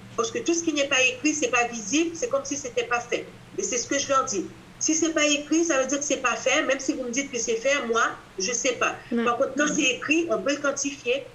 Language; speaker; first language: French; native; French